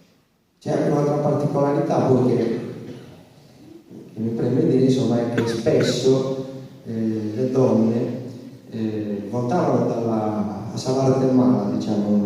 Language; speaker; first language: Italian; native; Italian